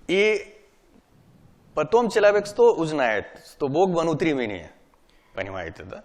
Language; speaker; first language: Russian; non-native, learner; Hindi